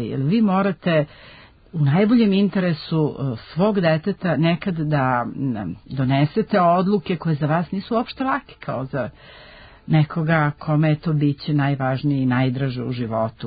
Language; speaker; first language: Serbian; native; Serbian